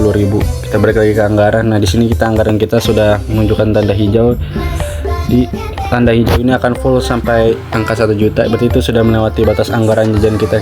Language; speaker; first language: Indonesian; native; Indonesian